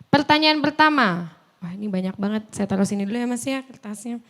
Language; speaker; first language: Indonesian; native; Indonesian